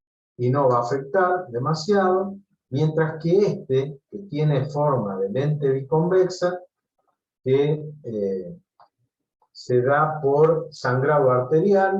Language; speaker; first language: Spanish; native; Spanish